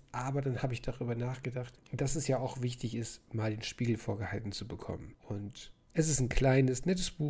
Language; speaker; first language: German; native; German